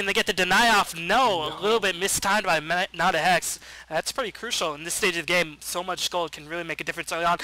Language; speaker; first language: English; native; English